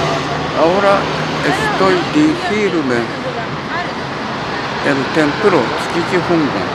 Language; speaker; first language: Spanish; non-native, learner; Japanese